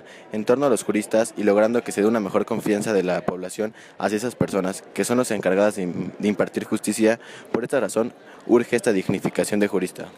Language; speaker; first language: Spanish; native; Spanish